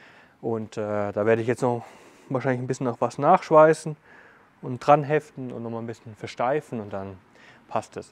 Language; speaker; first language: German; native; German